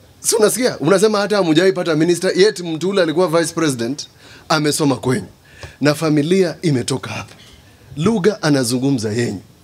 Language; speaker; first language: Swahili; non-native, local second language; Kamba